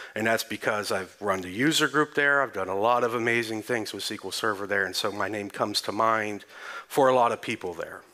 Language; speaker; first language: English; native; English